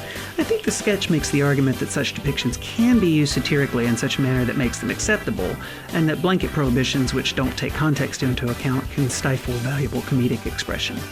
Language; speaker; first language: English; native; English